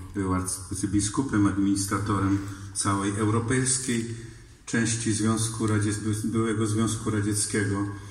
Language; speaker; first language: Polish; native; Polish